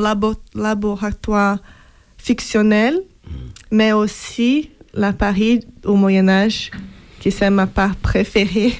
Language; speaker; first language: French; non-native, fluent; Portuguese